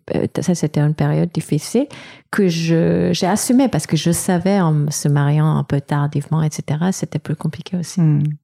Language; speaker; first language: French; non-native, fluent; English